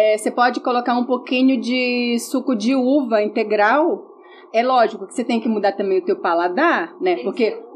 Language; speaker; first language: Portuguese; native; Portuguese